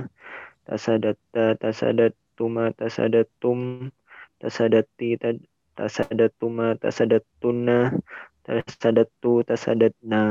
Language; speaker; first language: Arabic; non-native, learner; Indonesian